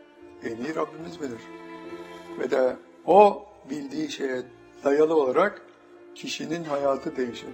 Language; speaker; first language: Turkish; native; Turkish